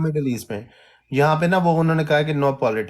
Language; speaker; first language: Urdu; native; Urdu